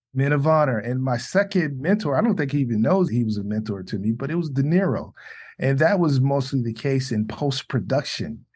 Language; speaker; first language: English; native; English